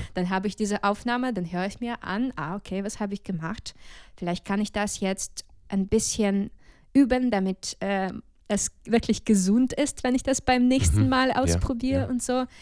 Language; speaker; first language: German; non-native, fluent; Ukrainian